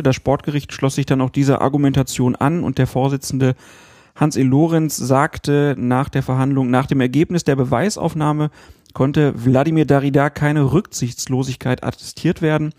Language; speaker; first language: German; native; German